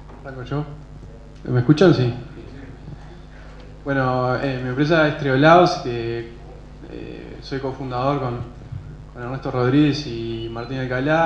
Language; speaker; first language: Spanish; native; Spanish